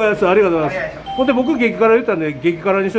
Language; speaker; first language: Japanese; native; Japanese